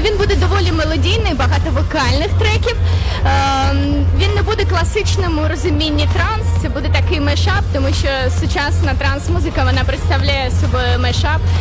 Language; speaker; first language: Ukrainian; native; Ukrainian